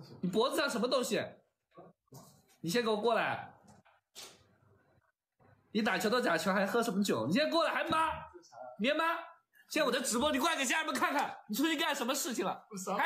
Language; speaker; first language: Chinese; native; Chinese